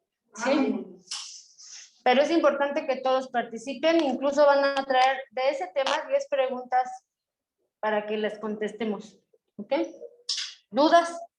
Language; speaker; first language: Spanish; native; Spanish